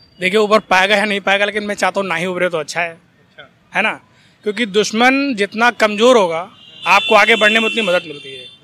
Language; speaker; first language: Hindi; native; Hindi